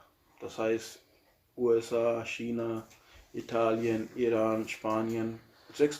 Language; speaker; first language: German; non-native, learner; Urdu